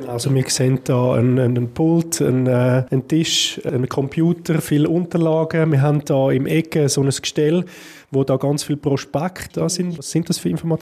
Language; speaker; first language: German; native; German